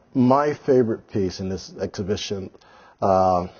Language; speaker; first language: English; native; English